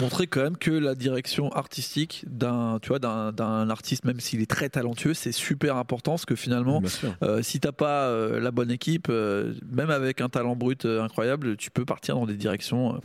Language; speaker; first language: French; native; French